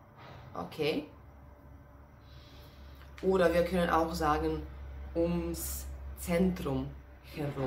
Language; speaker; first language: German; non-native, fluent; Serbian